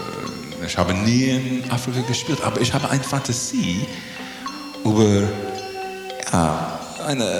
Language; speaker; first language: German; non-native, learner; English